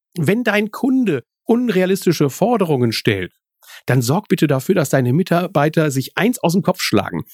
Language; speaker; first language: German; native; German